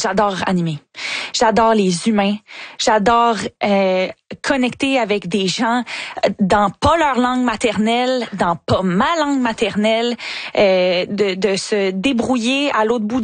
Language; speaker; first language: French; native; French